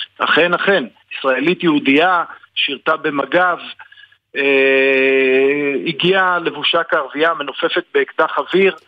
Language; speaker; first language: Hebrew; native; Hebrew